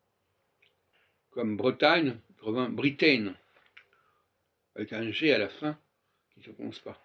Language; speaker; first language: French; native; French